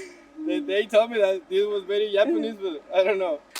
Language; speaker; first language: English; non-native, learner; Spanish